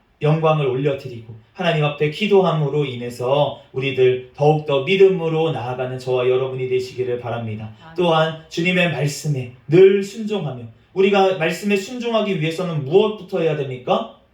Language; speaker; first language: Korean; native; Korean